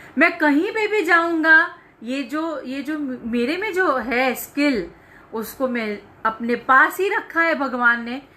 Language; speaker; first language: Hindi; non-native, local second language; Gujarati